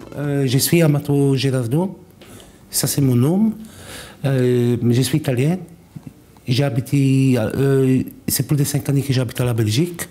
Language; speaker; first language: French; non-native, learner; Italian